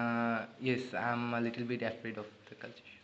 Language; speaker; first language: English; non-native, learner; Bangla